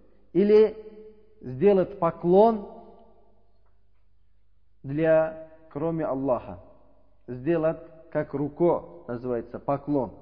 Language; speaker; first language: Russian; non-native, learner; Uzbek